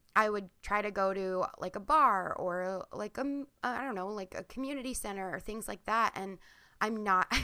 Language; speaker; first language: English; native; English